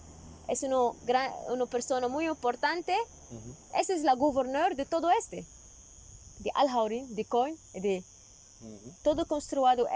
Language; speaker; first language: Spanish; non-native, learner; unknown